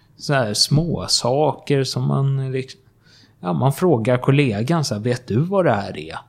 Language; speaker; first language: Swedish; native; Swedish